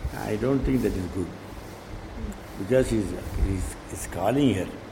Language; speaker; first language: English; non-native, local second language; Tamil